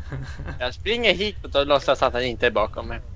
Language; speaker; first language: Swedish; native; Swedish